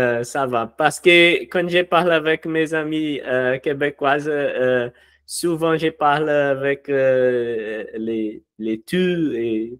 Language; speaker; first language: French; non-native, learner; Portuguese